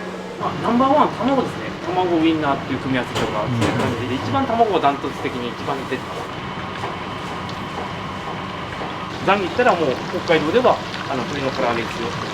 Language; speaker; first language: Japanese; native; Japanese